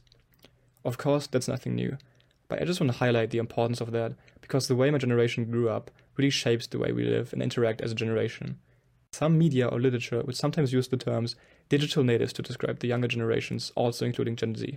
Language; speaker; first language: English; non-native, fluent; German